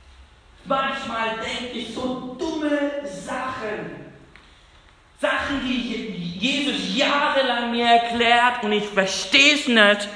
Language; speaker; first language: German; non-native, fluent; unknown